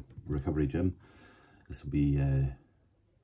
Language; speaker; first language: English; native; English